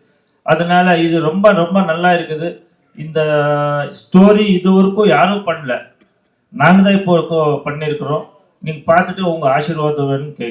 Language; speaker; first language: Tamil; non-native, learner; Kannada